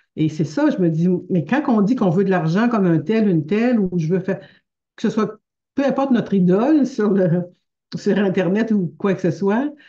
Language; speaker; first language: French; native; French